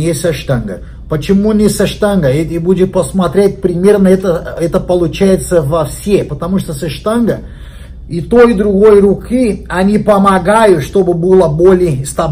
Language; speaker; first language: Russian; non-native, learner; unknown